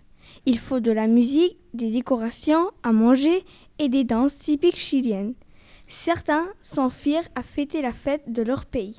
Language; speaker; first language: French; non-native, learner; Spanish